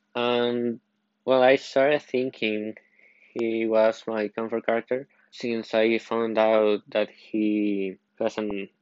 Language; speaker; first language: English; non-native, fluent; Spanish